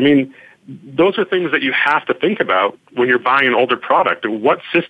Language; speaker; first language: English; native; English